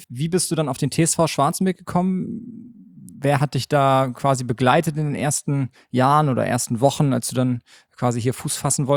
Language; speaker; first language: German; native; German